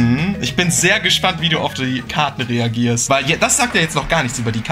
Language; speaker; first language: German; native; German